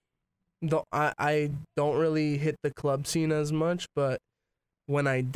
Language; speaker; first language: English; native; English